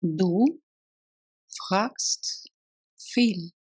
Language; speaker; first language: German; non-native, fluent; Russian